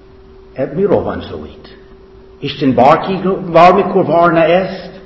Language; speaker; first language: Hungarian; non-native, fluent; English